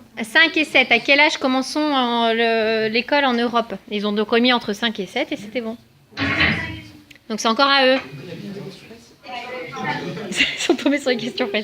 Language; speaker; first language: French; native; French